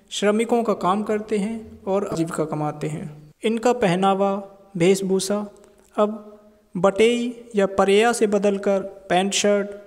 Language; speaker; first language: Hindi; native; Hindi